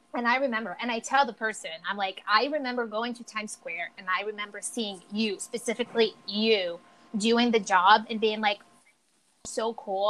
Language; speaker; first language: English; non-native, fluent; Portuguese